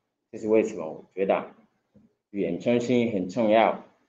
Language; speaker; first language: Chinese; non-native, learner; Swahili